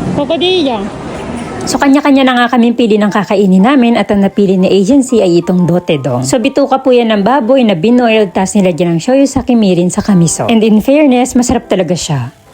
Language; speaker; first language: Filipino; native; Filipino